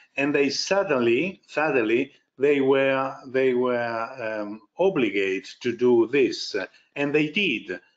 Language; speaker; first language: English; non-native, fluent; Italian